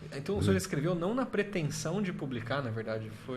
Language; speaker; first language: Portuguese; native; Portuguese